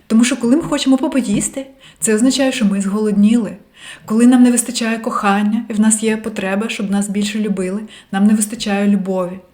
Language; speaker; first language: Ukrainian; non-native, local second language; Russian